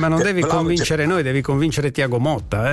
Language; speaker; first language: Italian; native; Italian